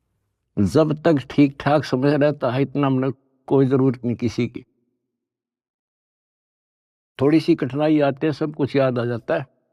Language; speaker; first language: Hindi; native; Hindi